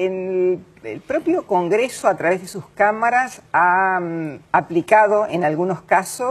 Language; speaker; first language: Spanish; native; Spanish